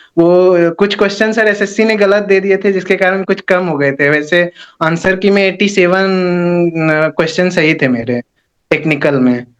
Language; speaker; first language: Hindi; native; Hindi